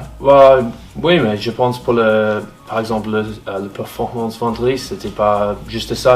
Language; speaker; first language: French; non-native, fluent; English